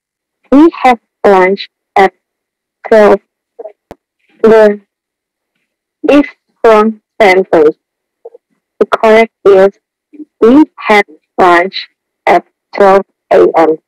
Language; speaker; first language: English; non-native, learner; Indonesian